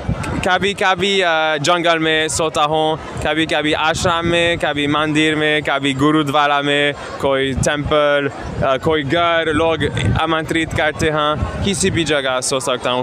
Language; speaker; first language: Hindi; non-native, learner; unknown